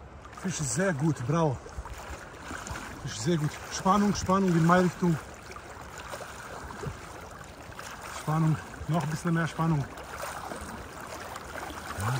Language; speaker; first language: German; non-native, learner; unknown